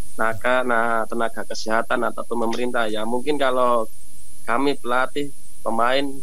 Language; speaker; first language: Indonesian; native; Indonesian